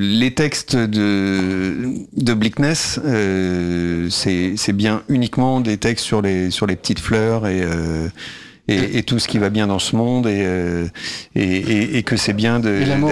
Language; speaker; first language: French; native; French